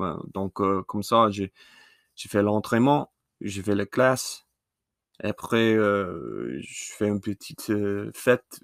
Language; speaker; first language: French; non-native, learner; English